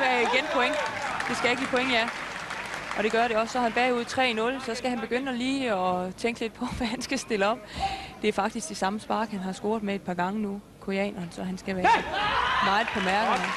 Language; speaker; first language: Danish; native; Danish